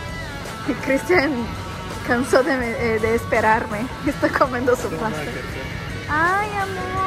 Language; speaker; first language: Spanish; non-native, fluent; Portuguese